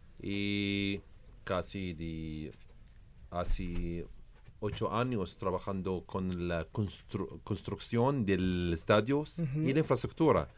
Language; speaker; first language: Spanish; non-native, learner; Arabic